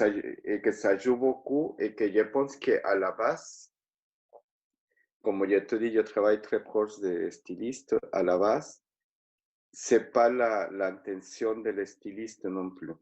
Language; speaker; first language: French; non-native, fluent; Spanish